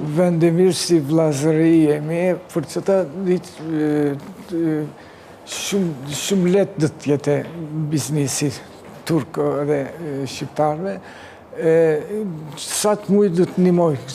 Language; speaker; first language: Albanian; early bilingual, heritage; Turkish